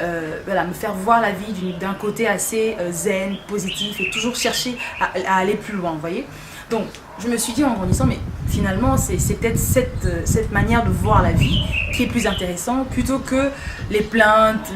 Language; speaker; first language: French; native; French